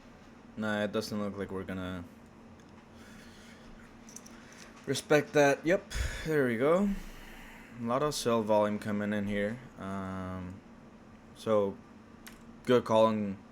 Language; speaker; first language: English; early bilingual, other home language; Spanish